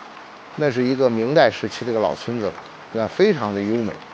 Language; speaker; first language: Chinese; native; Chinese